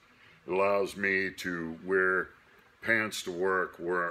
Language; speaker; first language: English; native; English